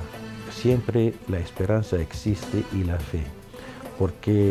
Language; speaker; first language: Spanish; non-native, fluent; Arabic